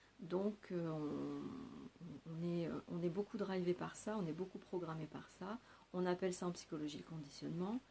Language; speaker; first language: French; native; French